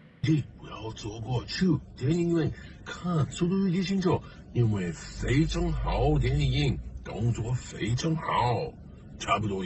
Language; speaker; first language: Chinese; non-native, learner; English